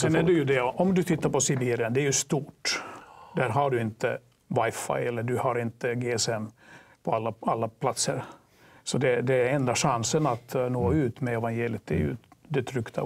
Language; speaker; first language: Swedish; non-native, fluent; Finnish